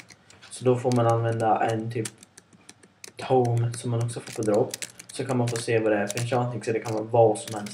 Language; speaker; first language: Swedish; native; Swedish